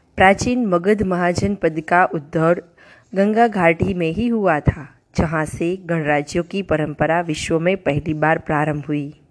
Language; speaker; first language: Hindi; non-native, local second language; Gujarati